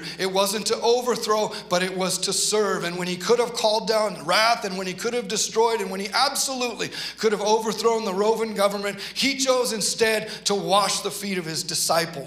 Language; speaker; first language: English; native; English